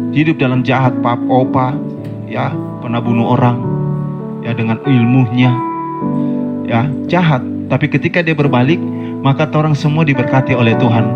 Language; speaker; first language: Indonesian; native; Indonesian